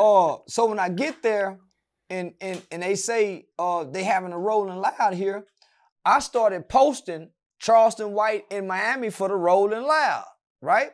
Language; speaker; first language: English; native; English